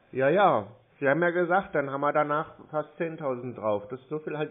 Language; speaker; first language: German; native; German